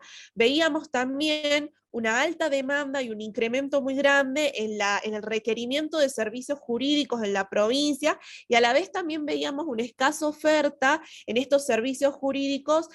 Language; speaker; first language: Spanish; native; Spanish